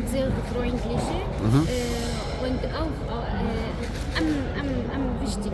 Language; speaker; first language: German; non-native, learner; Arabic